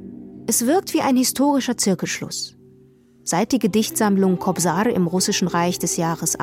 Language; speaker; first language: German; native; German